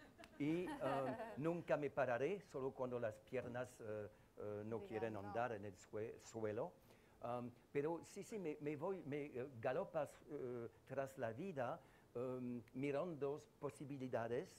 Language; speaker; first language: Spanish; non-native, fluent; French